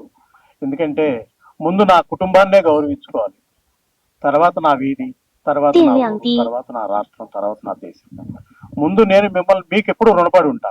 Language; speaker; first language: Telugu; native; Telugu